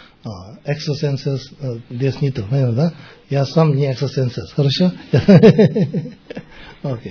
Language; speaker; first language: Russian; non-native, learner; Tibetan